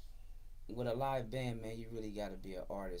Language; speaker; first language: English; native; English